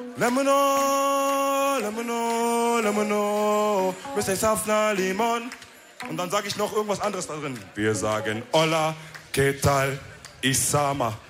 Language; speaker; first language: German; early bilingual, other home language; Wolof